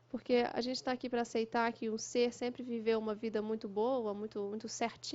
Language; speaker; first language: Portuguese; native; Portuguese